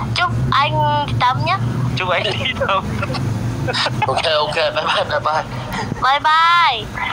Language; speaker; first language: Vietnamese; non-native, learner; Indonesian